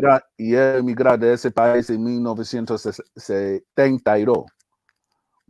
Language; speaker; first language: Spanish; early bilingual, heritage; English